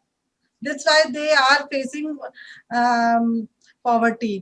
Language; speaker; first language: English; non-native, learner; Hindi